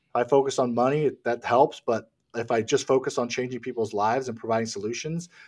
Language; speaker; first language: English; native; English